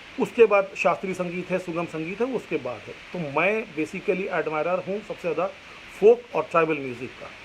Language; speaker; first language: Hindi; non-native, local second language; Bangla